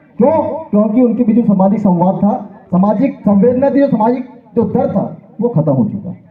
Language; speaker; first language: Hindi; native; Hindi